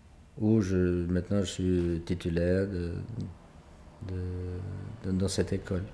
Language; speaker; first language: French; non-native, fluent; Albanian